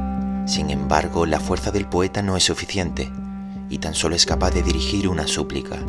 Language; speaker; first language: Spanish; native; Spanish